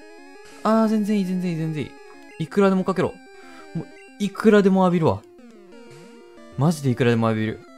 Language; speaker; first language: Japanese; native; Japanese